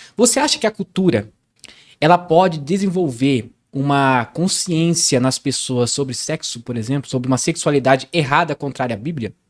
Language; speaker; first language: Portuguese; native; Portuguese